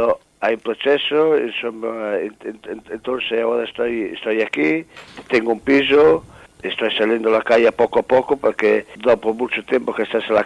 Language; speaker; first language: Spanish; non-native, learner; Italian